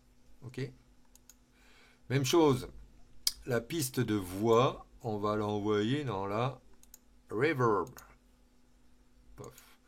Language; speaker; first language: French; native; French